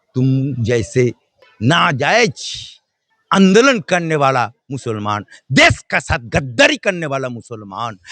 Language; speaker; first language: Hindi; non-native, local second language; Bangla